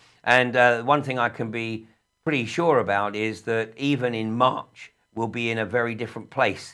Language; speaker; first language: English; native; English